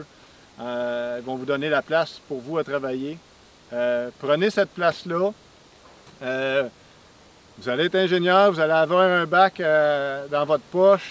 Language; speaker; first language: French; native; French